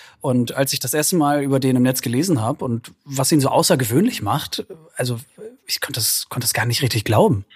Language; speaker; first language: German; native; German